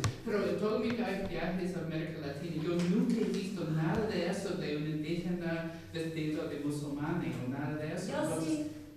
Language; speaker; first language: Spanish; non-native, fluent; English